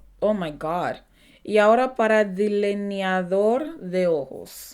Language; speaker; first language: Spanish; non-native, learner; English